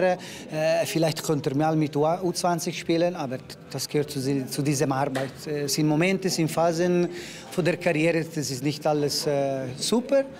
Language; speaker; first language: German; non-native, local second language; Italian